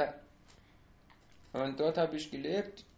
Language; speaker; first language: German; non-native, fluent; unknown